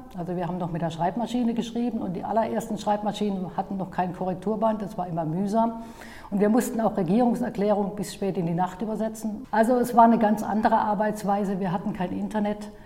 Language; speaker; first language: German; native; German